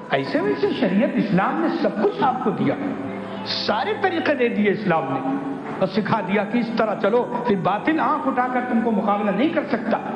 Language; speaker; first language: Urdu; native; Urdu